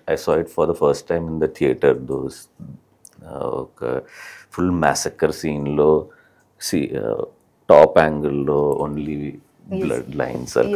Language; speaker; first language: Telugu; non-native, learner; Malayalam